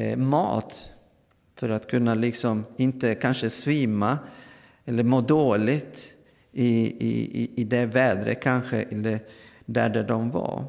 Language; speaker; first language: Swedish; non-native, fluent; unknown